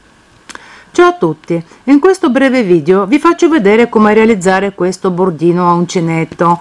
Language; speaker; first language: Italian; non-native, fluent; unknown